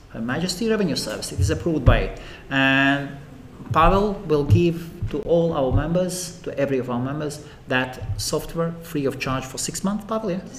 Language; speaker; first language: English; non-native, fluent; Latvian